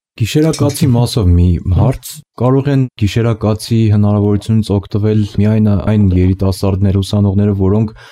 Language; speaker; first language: Armenian; native; Armenian